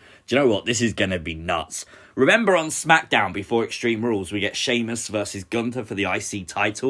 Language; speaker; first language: English; native; English